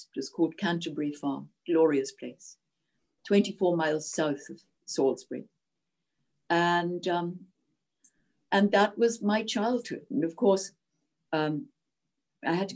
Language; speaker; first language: English; non-native, local second language; Czech